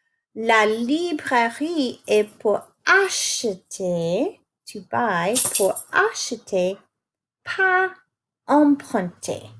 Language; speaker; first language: French; non-native, fluent; English